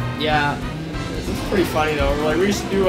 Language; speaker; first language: English; native; English